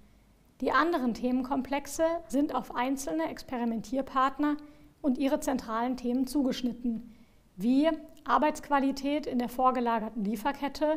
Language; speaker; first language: German; native; German